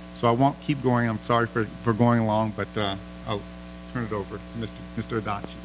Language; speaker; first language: English; native; English